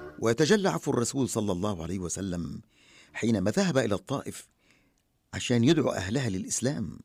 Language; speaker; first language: Arabic; native; Arabic